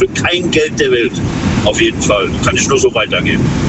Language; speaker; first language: German; native; German